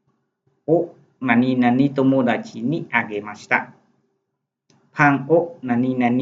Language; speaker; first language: Japanese; non-native, fluent; Khmer